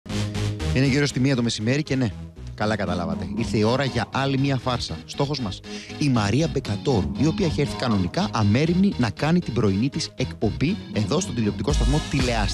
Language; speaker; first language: Greek; native; Greek